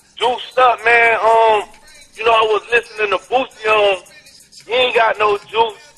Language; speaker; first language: English; native; English